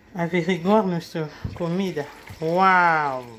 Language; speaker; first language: Spanish; non-native, learner; Lingala